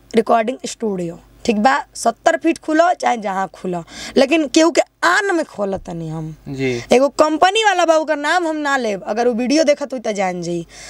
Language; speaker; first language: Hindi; native; Hindi